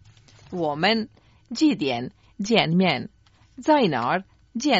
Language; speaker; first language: Chinese; non-native, learner; Croatian